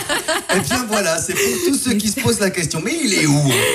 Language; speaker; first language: French; native; French